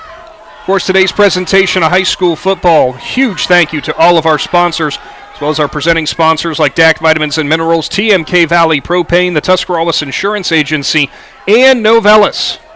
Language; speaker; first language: English; native; English